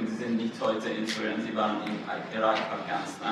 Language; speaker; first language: German; non-native, learner; Arabic